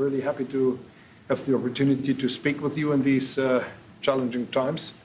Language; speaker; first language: English; non-native, fluent; German